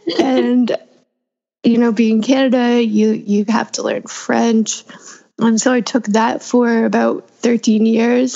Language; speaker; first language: English; native; English